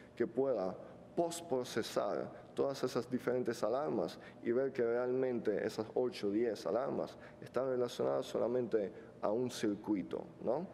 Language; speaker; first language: Spanish; non-native, fluent; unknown